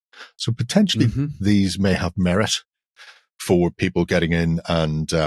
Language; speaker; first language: English; native; English